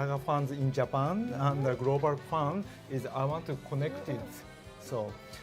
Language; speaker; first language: English; non-native, learner; Japanese